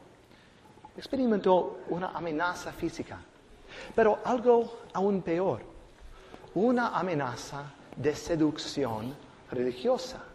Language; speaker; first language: Spanish; non-native, fluent; English